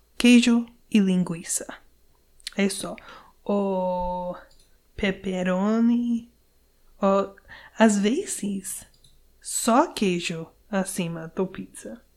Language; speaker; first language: Portuguese; non-native, learner; English